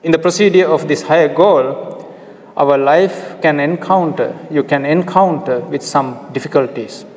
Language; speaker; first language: English; non-native, local second language; Sinhala